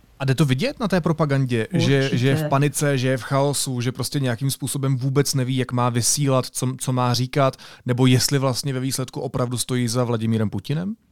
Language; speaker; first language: Czech; native; Czech